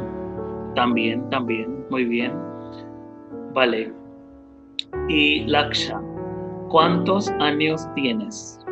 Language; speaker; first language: Spanish; non-native, fluent; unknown